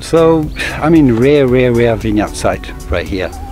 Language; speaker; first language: English; non-native, fluent; French